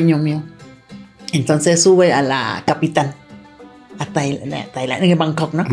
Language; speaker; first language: Spanish; non-native, learner; Thai